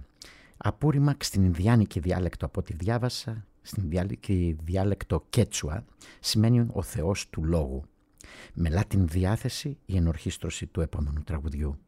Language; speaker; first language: Greek; native; Greek